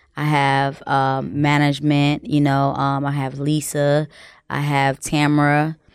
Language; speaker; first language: English; early bilingual, other home language; Haitian Creole